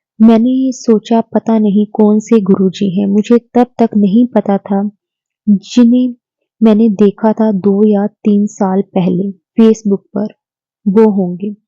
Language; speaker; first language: Hindi; native; Hindi